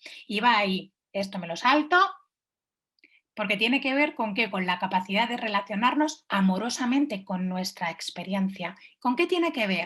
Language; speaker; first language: Spanish; native; Spanish